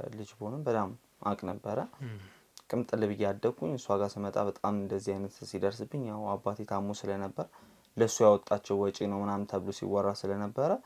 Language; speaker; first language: Amharic; native; Amharic